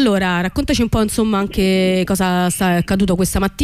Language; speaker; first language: Italian; native; Italian